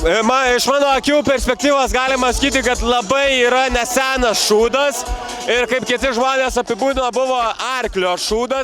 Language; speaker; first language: Lithuanian; native; Lithuanian